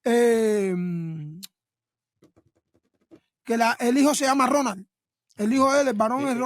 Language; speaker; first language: Spanish; native; Spanish